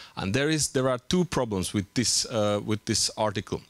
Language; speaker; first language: English; non-native, fluent; Czech